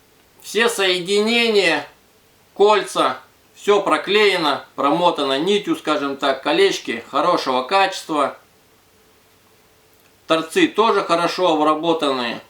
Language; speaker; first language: Russian; native; Russian